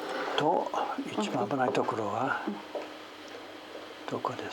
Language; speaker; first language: Japanese; non-native, fluent; English